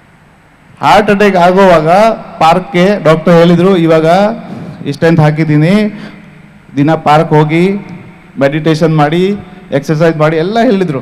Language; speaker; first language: Kannada; non-native, fluent; Hindi